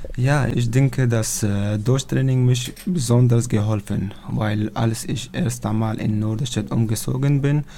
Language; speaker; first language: German; non-native, learner; Persian